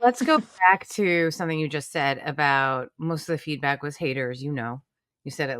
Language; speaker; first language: English; native; English